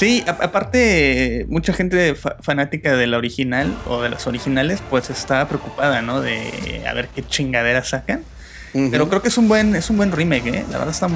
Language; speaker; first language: Spanish; native; Spanish